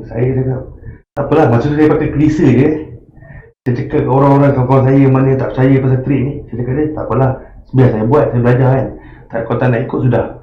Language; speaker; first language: Malay; native; Malay